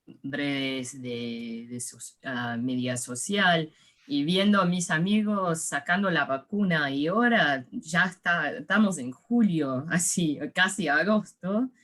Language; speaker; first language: Spanish; early bilingual, heritage; English